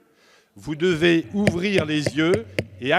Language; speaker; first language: French; native; French